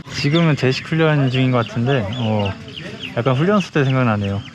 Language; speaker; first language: Korean; native; Korean